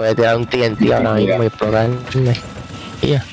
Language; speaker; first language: Spanish; native; Spanish